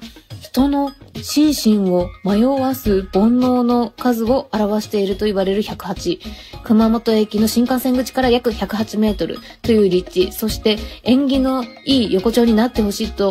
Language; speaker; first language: Japanese; native; Japanese